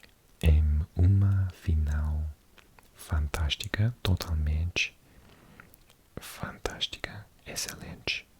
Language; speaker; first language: Portuguese; non-native, learner; English